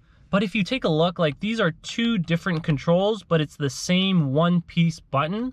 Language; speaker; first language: English; native; English